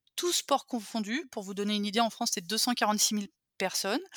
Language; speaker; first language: French; native; French